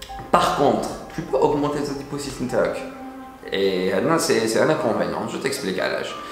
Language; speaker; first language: French; non-native, local second language; Arabic